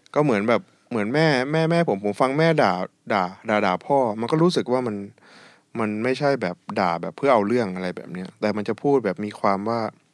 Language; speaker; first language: Thai; native; Thai